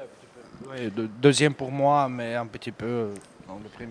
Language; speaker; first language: French; non-native, learner; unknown